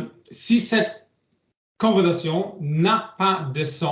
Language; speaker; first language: French; non-native, learner; English